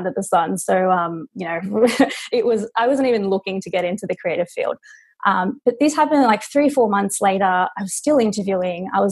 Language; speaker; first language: English; native; English